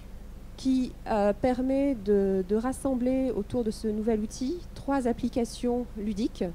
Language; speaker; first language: French; native; French